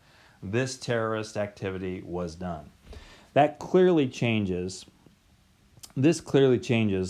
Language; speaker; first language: English; native; English